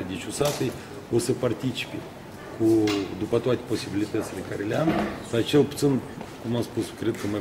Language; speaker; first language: Romanian; non-native, local second language; Russian